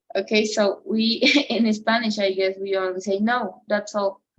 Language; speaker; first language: English; non-native, fluent; Spanish